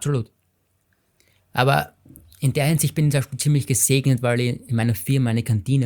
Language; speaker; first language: German; native; German